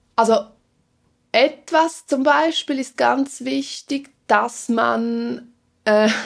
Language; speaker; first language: German; non-native, fluent; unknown